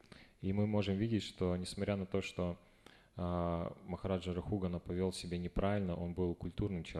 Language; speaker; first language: Russian; native; Russian